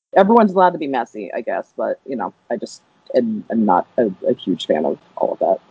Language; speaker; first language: English; native; English